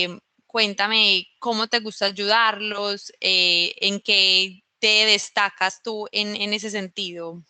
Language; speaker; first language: Spanish; native; Spanish